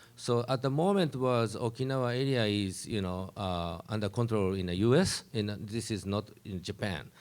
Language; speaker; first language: English; non-native, learner; Japanese